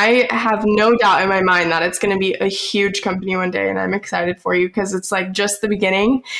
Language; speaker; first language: English; native; English